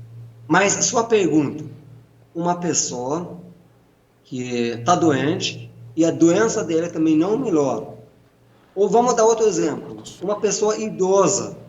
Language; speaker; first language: Portuguese; non-native, fluent; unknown